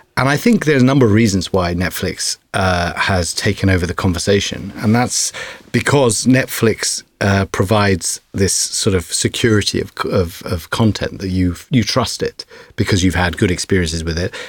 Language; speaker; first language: English; non-native, fluent; Dutch